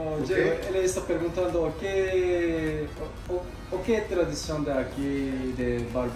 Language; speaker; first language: Portuguese; non-native, learner; Turkish